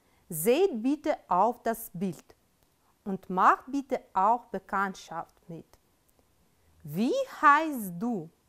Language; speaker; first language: German; non-native, fluent; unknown